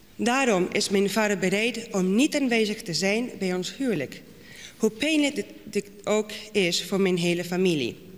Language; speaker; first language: Dutch; non-native, fluent; Spanish